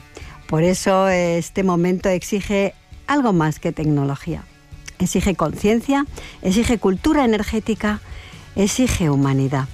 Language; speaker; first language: Spanish; native; Spanish